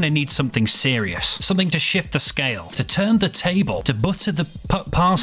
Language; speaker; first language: English; native; English